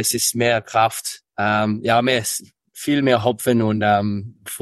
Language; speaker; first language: German; early bilingual, heritage; English